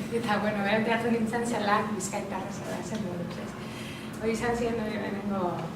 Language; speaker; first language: Basque; non-native, local second language; Spanish